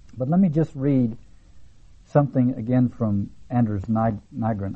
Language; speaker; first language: English; native; English